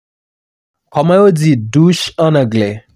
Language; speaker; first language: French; non-native, local second language; Haitian Creole